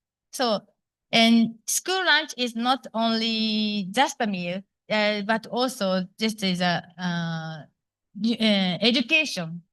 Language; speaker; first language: English; non-native, fluent; Japanese